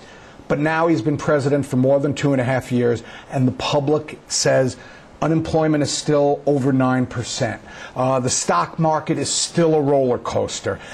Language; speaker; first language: English; native; English